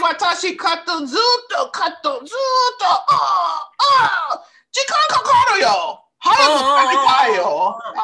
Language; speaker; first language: Japanese; non-native, learner; English